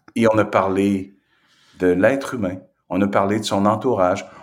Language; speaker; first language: French; native; French